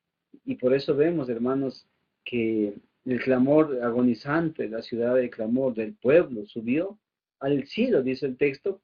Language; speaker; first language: Spanish; native; Spanish